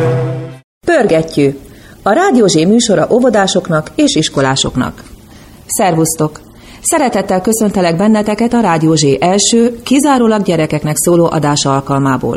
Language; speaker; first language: Hungarian; native; Hungarian